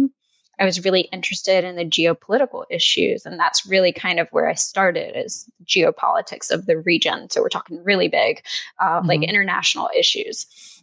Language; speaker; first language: English; native; English